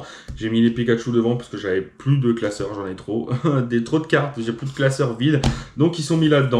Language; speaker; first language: French; native; French